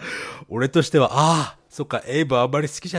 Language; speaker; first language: Japanese; native; Japanese